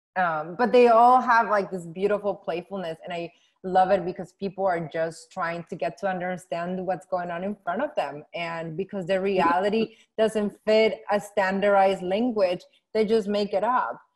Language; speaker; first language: English; non-native, fluent; Spanish